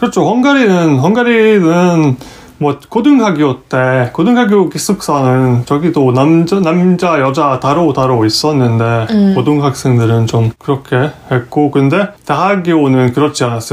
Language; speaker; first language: Korean; non-native, fluent; Hungarian